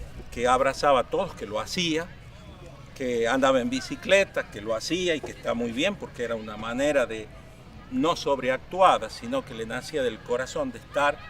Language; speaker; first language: Spanish; native; Spanish